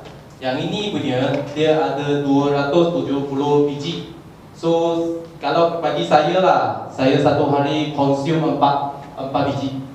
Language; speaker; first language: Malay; non-native, local second language; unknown